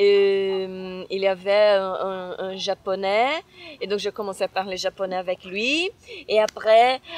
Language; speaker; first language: French; non-native, fluent; Portuguese